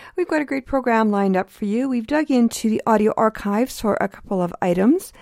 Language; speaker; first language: English; early bilingual, other home language; Ukrainian